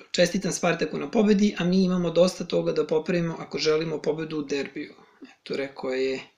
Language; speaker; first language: Serbian; native; Serbian